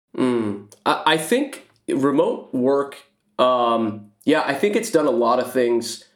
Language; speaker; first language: English; native; English